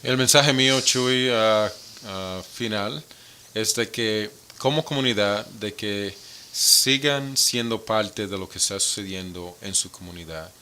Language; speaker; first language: Spanish; early bilingual, other home language; English